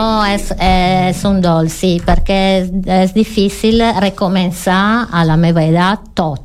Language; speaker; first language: Catalan; non-native, learner; Italian